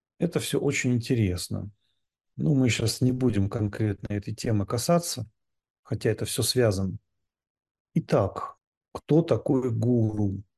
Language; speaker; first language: Russian; native; Russian